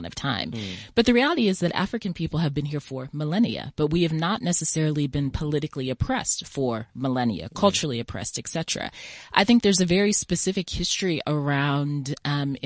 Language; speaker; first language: English; native; English